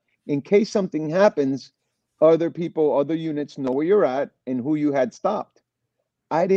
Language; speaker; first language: English; native; English